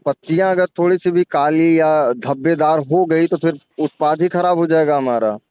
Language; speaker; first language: Hindi; native; Hindi